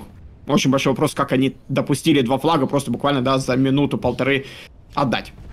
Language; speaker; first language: Russian; native; Russian